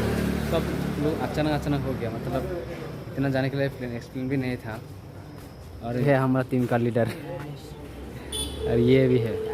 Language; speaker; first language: Hindi; non-native, local second language; Kok Borok